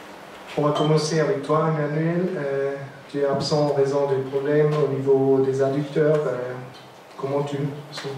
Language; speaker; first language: French; non-native, local second language; German